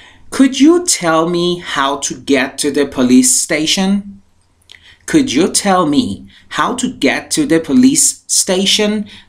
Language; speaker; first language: English; non-native, fluent; Persian